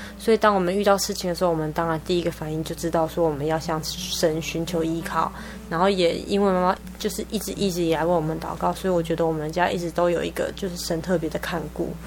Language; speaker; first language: Chinese; native; Chinese